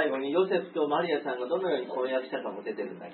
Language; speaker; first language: Japanese; native; Japanese